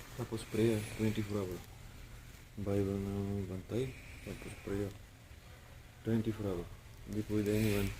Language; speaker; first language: Filipino; non-native, learner; Punjabi